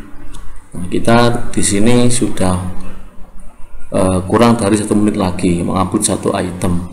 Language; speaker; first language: Indonesian; native; Indonesian